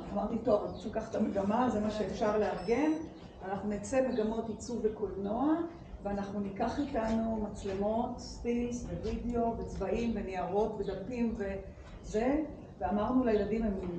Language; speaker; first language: Hebrew; native; Hebrew